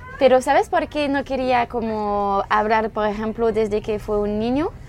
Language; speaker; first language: Spanish; non-native, learner; French